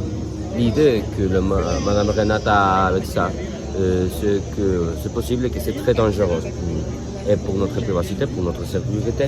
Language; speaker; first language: French; non-native, learner; Spanish